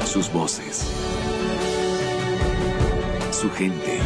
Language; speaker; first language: Spanish; native; Spanish